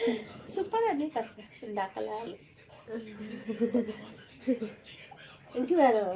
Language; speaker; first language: Malayalam; non-native, learner; Hindi